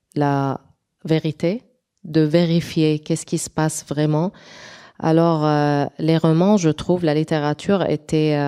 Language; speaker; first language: French; non-native, local second language; Arabic